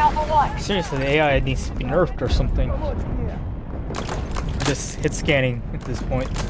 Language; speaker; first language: English; native; English